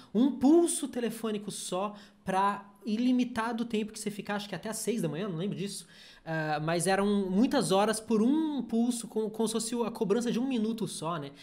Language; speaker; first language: Portuguese; native; Portuguese